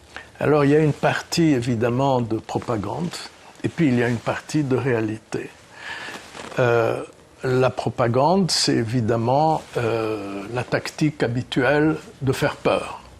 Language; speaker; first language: French; early bilingual, other home language; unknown